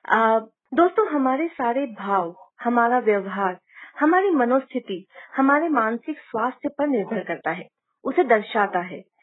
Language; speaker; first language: Hindi; native; Hindi